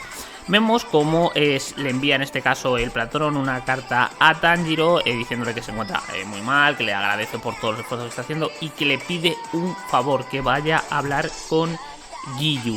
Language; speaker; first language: Spanish; native; Spanish